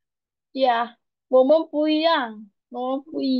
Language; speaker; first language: Chinese; non-native, fluent; Indonesian